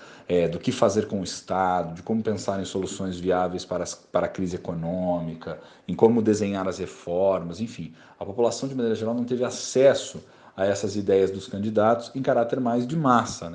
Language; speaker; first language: Portuguese; native; Portuguese